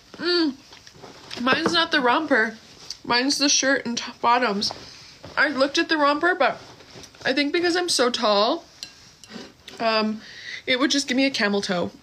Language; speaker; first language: English; native; English